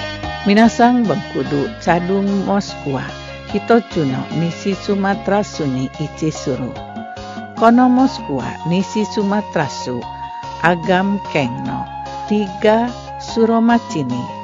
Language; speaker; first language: Japanese; non-native, learner; Indonesian